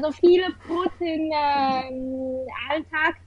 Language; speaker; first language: German; non-native, learner; Vietnamese